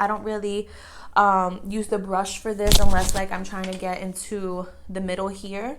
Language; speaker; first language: English; native; English